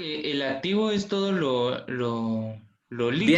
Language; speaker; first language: Spanish; native; Spanish